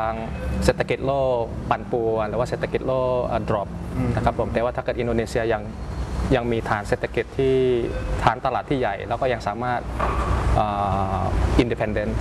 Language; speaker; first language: Thai; early bilingual, other home language; Indonesian